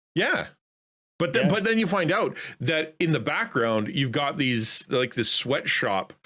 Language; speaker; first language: English; native; English